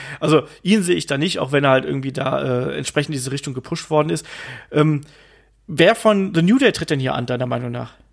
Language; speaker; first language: German; native; German